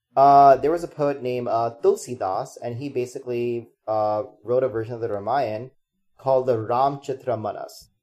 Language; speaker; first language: English; non-native, local second language; Hindi